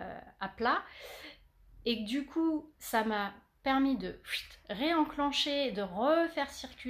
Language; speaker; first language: French; native; French